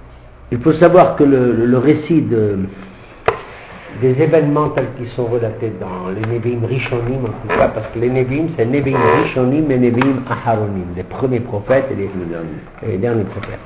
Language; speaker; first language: French; native; French